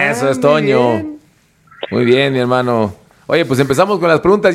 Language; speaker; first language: Spanish; native; Spanish